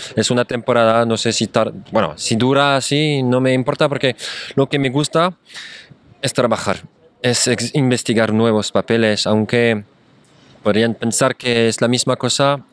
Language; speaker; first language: Spanish; non-native, fluent; French